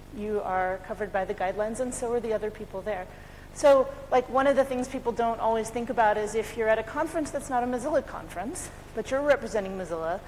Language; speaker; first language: English; native; English